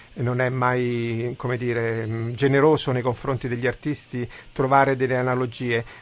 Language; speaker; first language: Italian; native; Italian